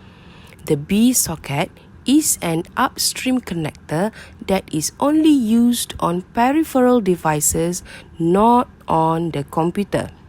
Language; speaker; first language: English; non-native, local second language; Malay